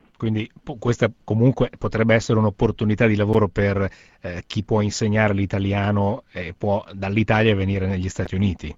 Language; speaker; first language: Italian; native; Italian